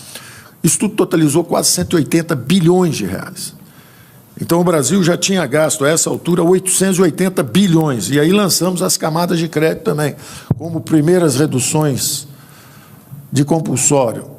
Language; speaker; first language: Portuguese; native; Portuguese